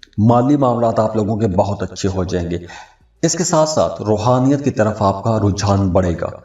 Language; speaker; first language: Urdu; native; Urdu